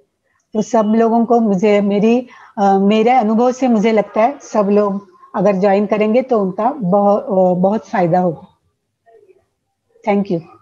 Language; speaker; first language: Hindi; non-native, local second language; Marathi